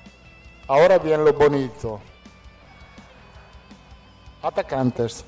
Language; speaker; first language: Portuguese; non-native, fluent; Italian